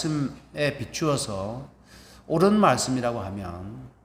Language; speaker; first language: Korean; native; Korean